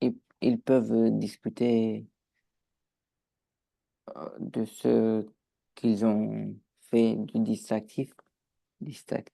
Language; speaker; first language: French; non-native, learner; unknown